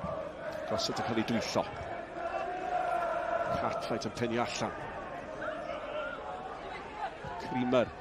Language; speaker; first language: Welsh; native; Welsh